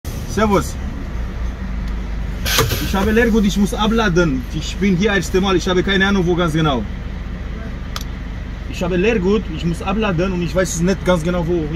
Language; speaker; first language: German; non-native, learner; Romanian